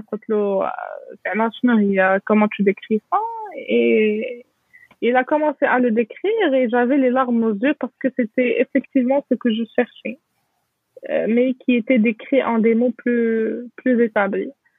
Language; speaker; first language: French; non-native, local second language; Arabic